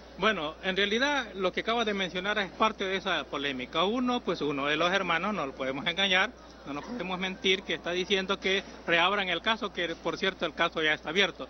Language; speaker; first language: Spanish; native; Spanish